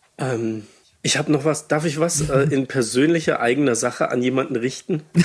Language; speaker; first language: German; native; German